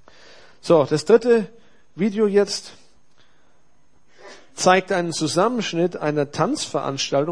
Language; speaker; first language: German; native; German